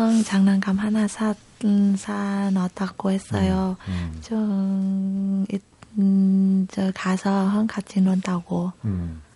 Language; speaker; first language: Korean; non-native, local second language; Vietnamese